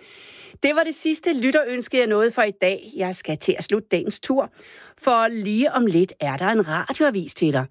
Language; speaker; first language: Danish; native; Danish